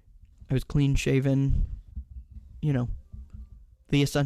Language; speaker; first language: English; native; English